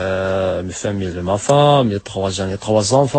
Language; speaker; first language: French; non-native, learner; Arabic